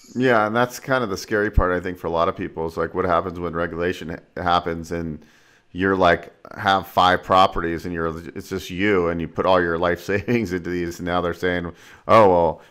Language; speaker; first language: English; native; English